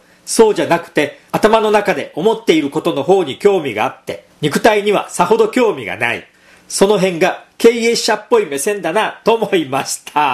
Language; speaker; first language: Japanese; native; Japanese